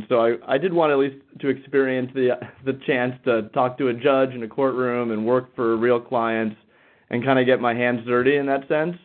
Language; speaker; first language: English; native; English